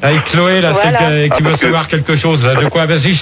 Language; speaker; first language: French; native; French